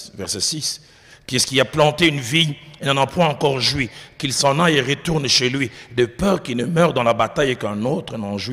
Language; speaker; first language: French; non-native, local second language; Lingala